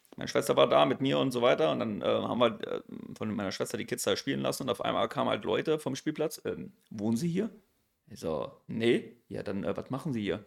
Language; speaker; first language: German; native; German